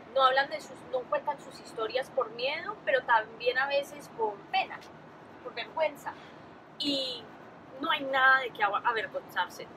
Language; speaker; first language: Spanish; early bilingual, heritage; Spanish